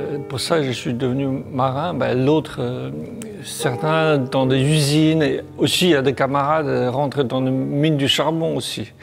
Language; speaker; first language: French; non-native, learner; Chinese